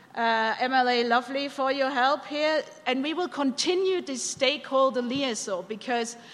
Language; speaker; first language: English; non-native, fluent; German